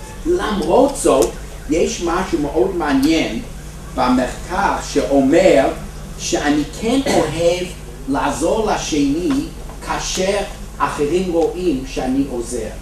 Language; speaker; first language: Hebrew; non-native, fluent; English